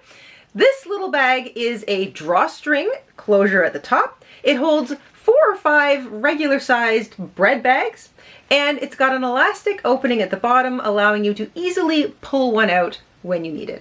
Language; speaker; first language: English; native; English